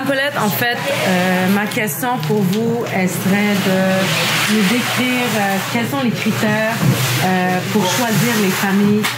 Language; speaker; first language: French; native; French